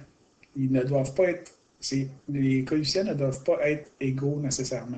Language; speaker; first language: French; native; French